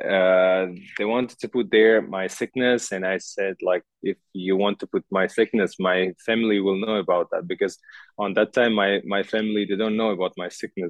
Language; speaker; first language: English; non-native, learner; Uzbek